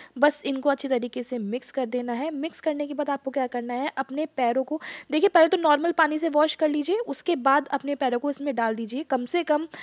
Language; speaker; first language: Hindi; native; Hindi